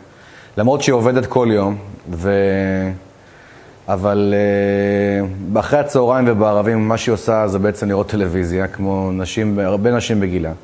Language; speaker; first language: Hebrew; native; Hebrew